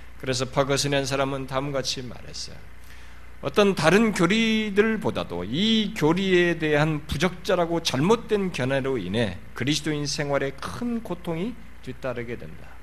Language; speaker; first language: Korean; native; Korean